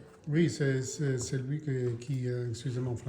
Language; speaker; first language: French; non-native, local second language; English